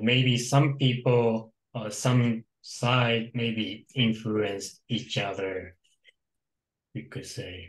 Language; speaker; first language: English; non-native, local second language; Japanese